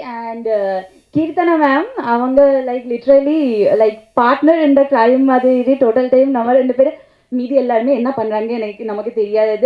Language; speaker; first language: Tamil; non-native, fluent; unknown